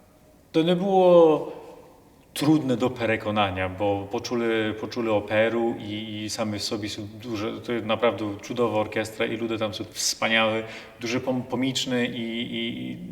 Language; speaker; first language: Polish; non-native, local second language; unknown